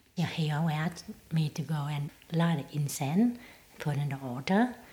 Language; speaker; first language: English; non-native, learner; Vietnamese